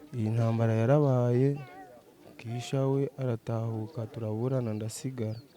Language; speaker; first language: Kinyarwanda; early bilingual, heritage; Kinyarwanda